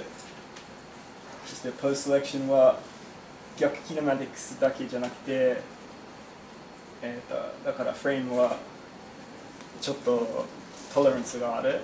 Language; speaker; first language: Japanese; non-native, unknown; English